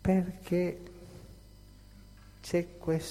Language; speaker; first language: Italian; non-native, fluent; Spanish